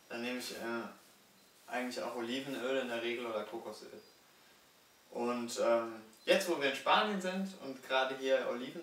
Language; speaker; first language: German; native; German